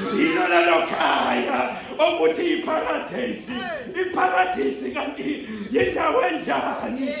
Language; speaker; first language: Zulu; non-native, local second language; Xhosa